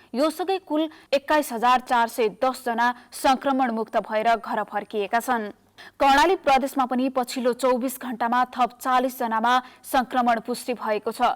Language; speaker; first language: Nepali; native; Nepali